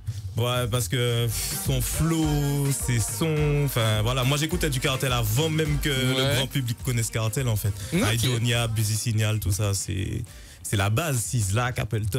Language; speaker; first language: French; native; French